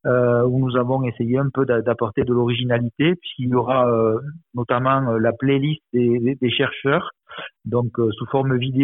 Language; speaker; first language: French; native; French